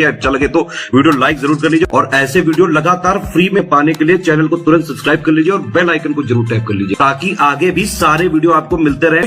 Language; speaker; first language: Hindi; native; Hindi